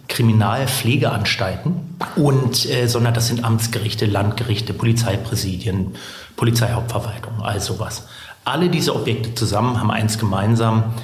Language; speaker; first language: German; native; German